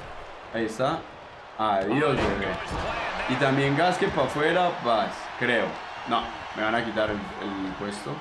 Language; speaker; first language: Spanish; native; Spanish